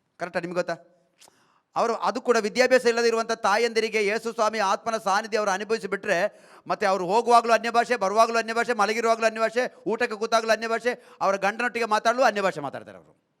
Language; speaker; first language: Kannada; non-native, local second language; Malayalam